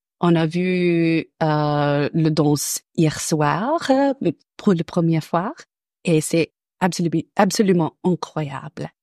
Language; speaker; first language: French; non-native, learner; English